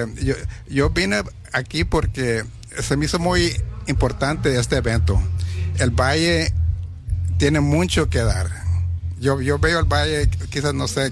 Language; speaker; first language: Spanish; early bilingual, heritage; Spanish